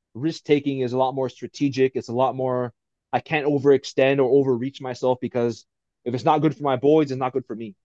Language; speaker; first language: English; native; English